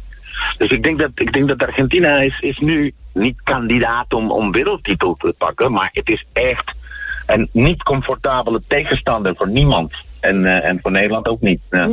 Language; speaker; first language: Dutch; non-native, fluent; Spanish